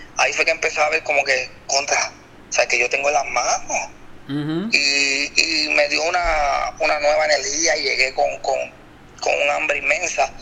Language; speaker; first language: Spanish; native; Spanish